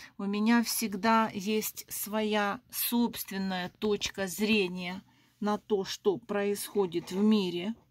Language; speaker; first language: Russian; native; Russian